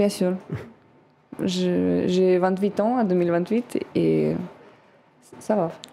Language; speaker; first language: French; non-native, learner; Russian